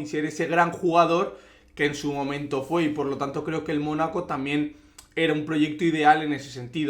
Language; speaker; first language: Spanish; native; Spanish